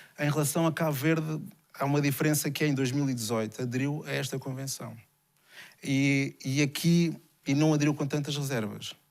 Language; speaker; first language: Portuguese; native; Portuguese